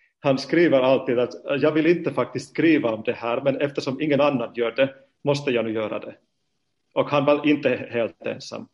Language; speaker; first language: Swedish; non-native, fluent; Finnish